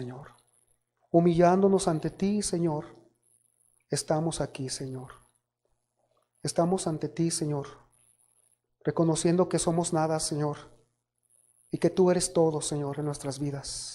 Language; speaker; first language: Spanish; native; Spanish